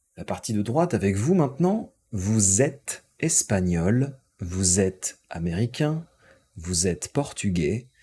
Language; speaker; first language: French; native; French